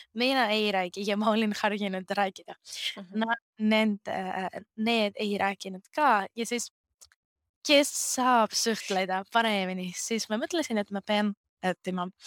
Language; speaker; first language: Estonian; non-native, learner; Greek